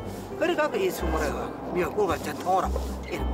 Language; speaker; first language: Korean; native; Korean